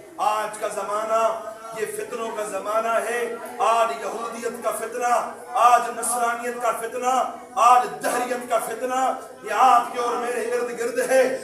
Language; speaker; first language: Urdu; non-native, local second language; Sindhi